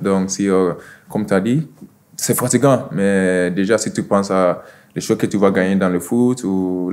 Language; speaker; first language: French; non-native, fluent; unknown